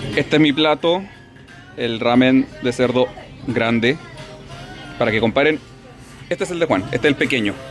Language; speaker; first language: Spanish; native; Spanish